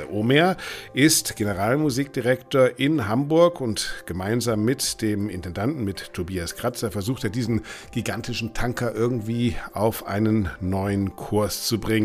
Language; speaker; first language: German; native; German